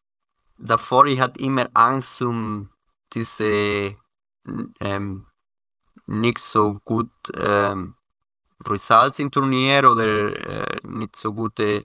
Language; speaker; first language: German; non-native, learner; Spanish